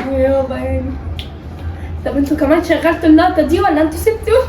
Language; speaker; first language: Arabic; native; Arabic